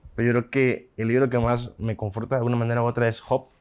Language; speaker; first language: Spanish; native; Spanish